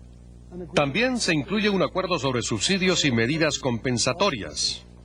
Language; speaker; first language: Spanish; native; Spanish